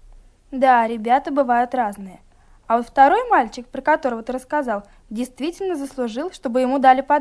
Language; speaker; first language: Russian; native; Russian